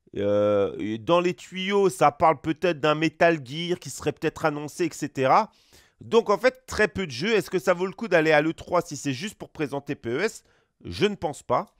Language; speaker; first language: French; native; French